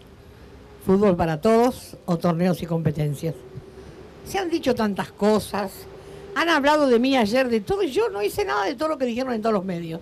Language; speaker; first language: Spanish; native; Spanish